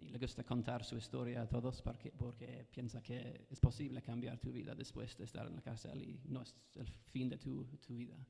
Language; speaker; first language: Spanish; non-native, fluent; English